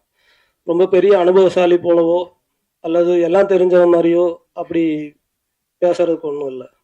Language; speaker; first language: Tamil; native; Tamil